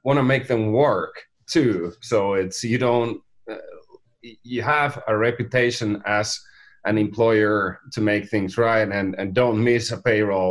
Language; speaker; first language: English; non-native, fluent; Finnish